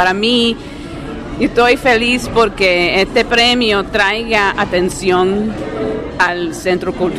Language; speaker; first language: Spanish; early bilingual, heritage; English